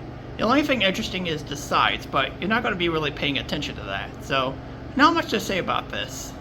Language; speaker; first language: English; native; English